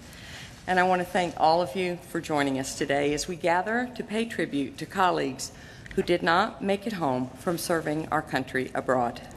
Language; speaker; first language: English; native; English